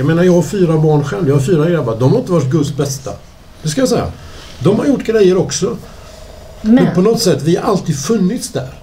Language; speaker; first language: Swedish; native; Swedish